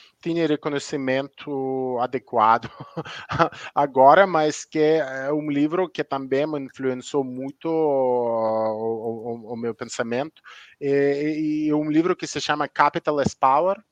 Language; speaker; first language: Portuguese; non-native, learner; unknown